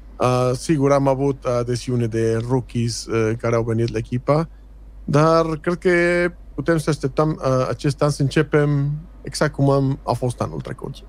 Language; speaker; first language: Romanian; non-native, fluent; Spanish